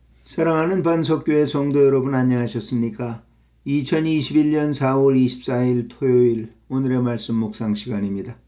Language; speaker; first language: Korean; native; Korean